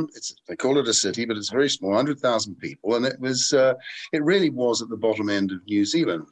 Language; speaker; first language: English; native; English